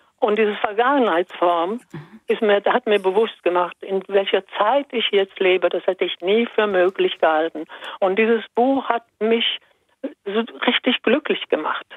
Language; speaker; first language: German; early bilingual, other home language; Italian